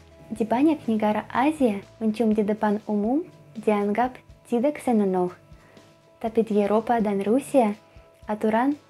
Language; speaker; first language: Indonesian; non-native, fluent; Russian